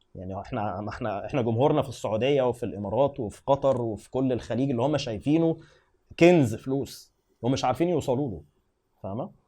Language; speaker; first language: Egyptian Arabic; native; Egyptian Arabic